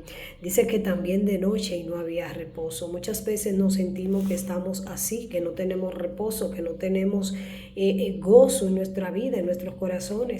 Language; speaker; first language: Spanish; native; Spanish